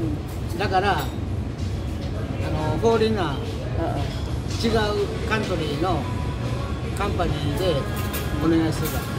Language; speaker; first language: Japanese; non-native, learner; Filipino